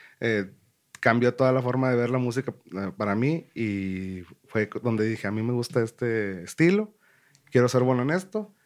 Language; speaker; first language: Spanish; native; Spanish